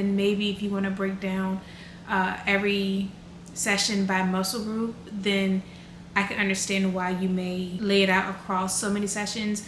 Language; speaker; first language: English; native; English